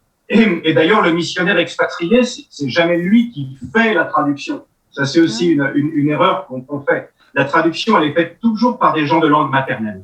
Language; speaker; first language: French; native; French